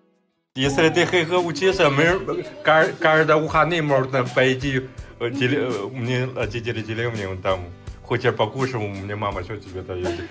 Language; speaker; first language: Russian; non-native, learner; Chinese